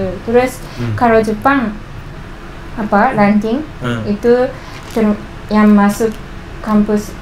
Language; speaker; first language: Indonesian; non-native, learner; Japanese